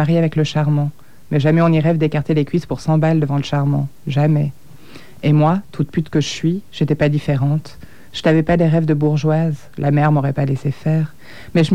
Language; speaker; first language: French; native; French